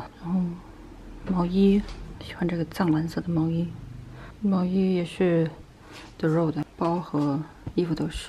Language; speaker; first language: Chinese; native; Chinese